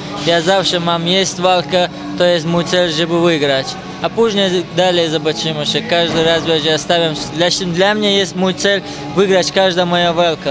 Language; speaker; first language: Polish; non-native, fluent; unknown